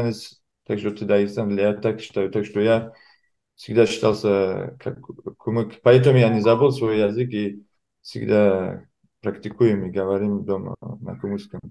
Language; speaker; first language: Russian; early bilingual, heritage; Kumyk